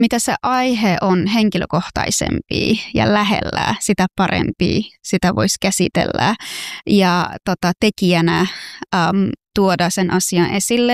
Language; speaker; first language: Finnish; non-native, fluent; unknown